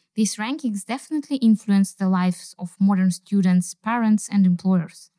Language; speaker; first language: English; non-native, fluent; Kazakh